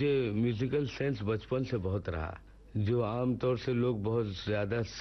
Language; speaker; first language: Hindi; non-native, local second language; Urdu